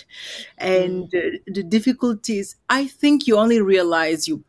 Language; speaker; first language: English; non-native, fluent; Upper Guinea Crioulo